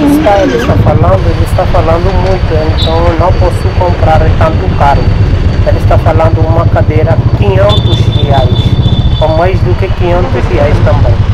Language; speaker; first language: Portuguese; non-native, fluent; Hindi